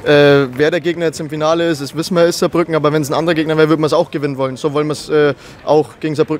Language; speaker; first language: German; native; German